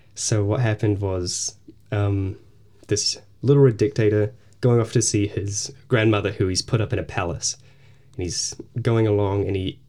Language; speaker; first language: English; native; English